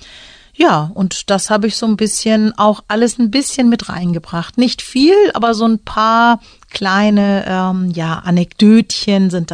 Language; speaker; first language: German; early bilingual, other home language; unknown